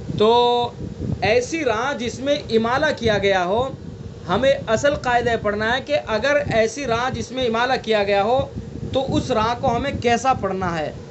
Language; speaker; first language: Urdu; native; Urdu